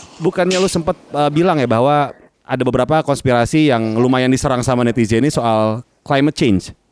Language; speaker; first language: Indonesian; native; Indonesian